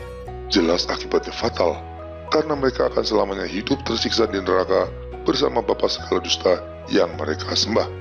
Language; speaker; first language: Indonesian; native; Indonesian